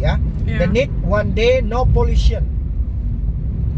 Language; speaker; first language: English; non-native, learner; Indonesian